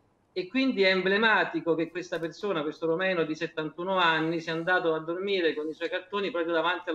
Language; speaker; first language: Italian; native; Italian